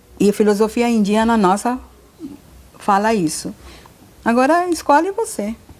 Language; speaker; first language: Portuguese; non-native, fluent; Marathi